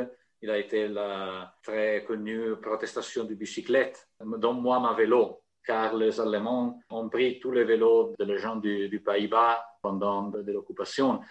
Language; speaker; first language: French; non-native, fluent; Italian